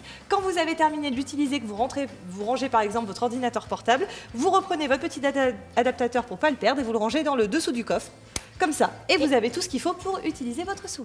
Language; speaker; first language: French; native; French